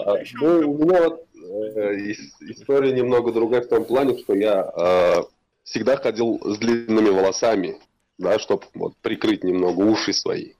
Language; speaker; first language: Russian; non-native, local second language; Tatar